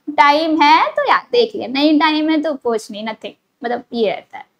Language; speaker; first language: Hindi; native; Hindi